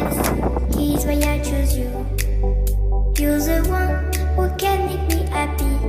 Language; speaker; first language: English; non-native, learner; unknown